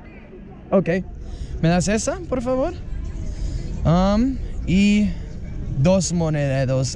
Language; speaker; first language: Spanish; non-native, learner; English